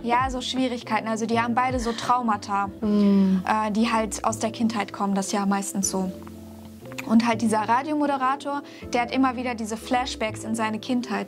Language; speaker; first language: German; native; German